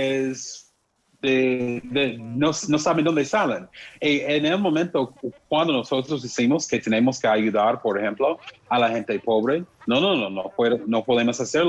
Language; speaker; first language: Spanish; non-native, fluent; English